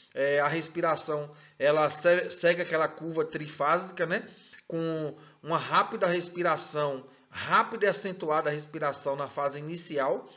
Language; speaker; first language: Portuguese; native; Portuguese